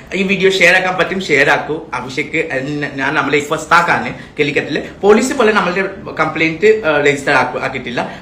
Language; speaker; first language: Malayalam; non-native, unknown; Assamese